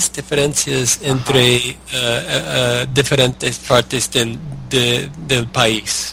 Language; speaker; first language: Spanish; non-native, learner; English